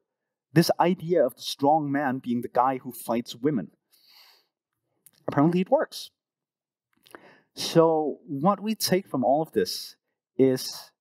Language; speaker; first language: English; non-native, fluent; Danish